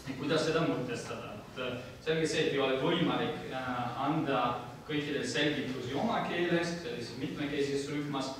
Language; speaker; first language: Estonian; non-native, fluent; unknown